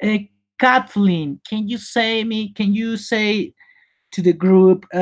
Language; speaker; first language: English; non-native, learner; Spanish